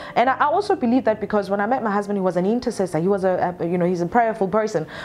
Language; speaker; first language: English; non-native, local second language; Northern Sotho